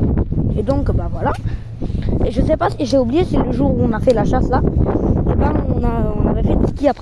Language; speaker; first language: French; native; French